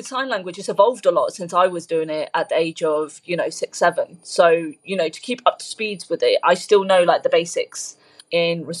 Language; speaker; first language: English; early bilingual, other home language; Punjabi